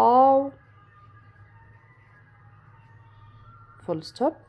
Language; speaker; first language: Chinese; non-native, fluent; Arabic